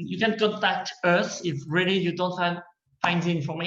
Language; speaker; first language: English; non-native, learner; French